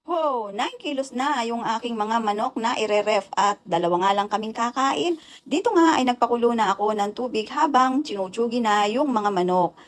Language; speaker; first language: Filipino; non-native, local second language; Pampanga